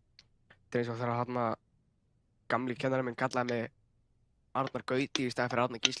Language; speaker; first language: Icelandic; native; Icelandic